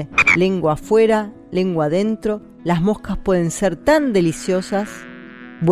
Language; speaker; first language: Spanish; native; Spanish